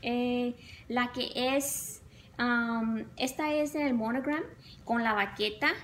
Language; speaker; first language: Spanish; early bilingual, other home language; English